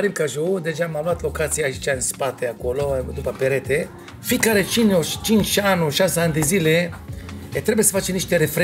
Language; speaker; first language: Romanian; non-native, fluent; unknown